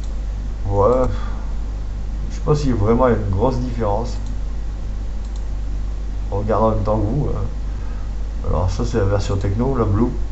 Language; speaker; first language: French; native; French